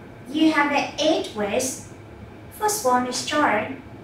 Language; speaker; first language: English; non-native, fluent; Vietnamese